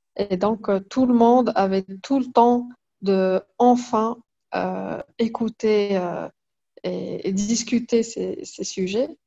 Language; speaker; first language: French; non-native, local second language; Arabic